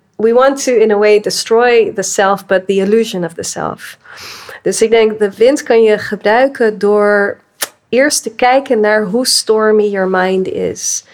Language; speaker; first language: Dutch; early bilingual, other home language; English